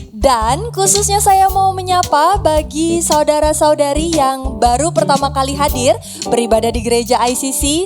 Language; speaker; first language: Indonesian; native; Indonesian